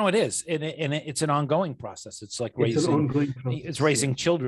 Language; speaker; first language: English; native; English